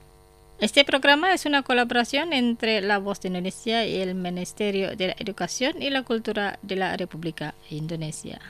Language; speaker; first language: Spanish; non-native, fluent; Indonesian